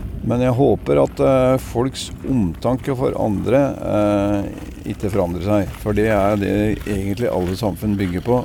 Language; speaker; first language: Norwegian; native; Norwegian